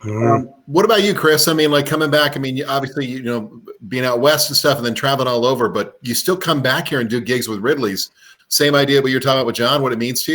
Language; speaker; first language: English; native; English